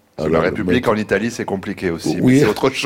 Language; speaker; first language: French; native; French